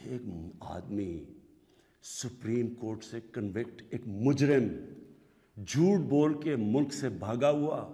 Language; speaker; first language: Urdu; native; Urdu